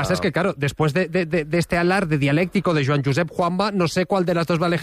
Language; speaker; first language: Spanish; native; Spanish